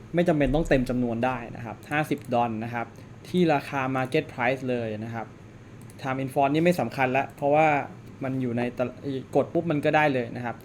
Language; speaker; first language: Thai; native; Thai